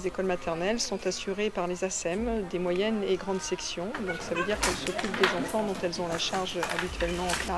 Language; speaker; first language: French; native; French